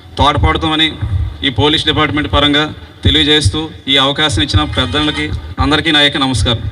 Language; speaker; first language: Telugu; native; Telugu